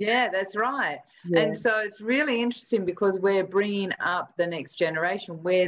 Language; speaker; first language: English; native; English